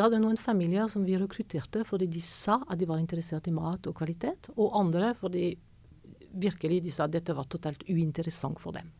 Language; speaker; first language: Norwegian; non-native, fluent; French